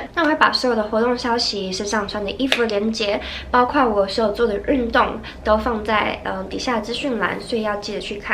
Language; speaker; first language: Chinese; native; Chinese